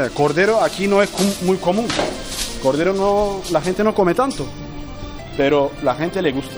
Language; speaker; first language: Spanish; non-native, learner; Turkish